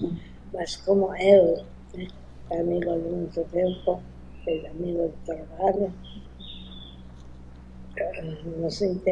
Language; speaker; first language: Portuguese; non-native, learner; Japanese